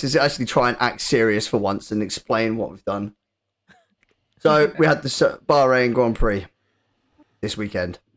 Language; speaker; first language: English; native; English